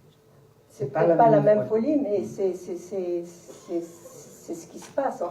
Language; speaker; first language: French; native; French